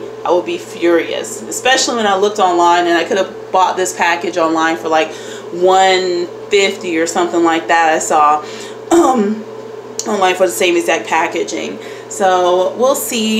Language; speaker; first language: English; native; English